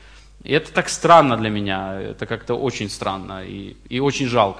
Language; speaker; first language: Russian; native; Russian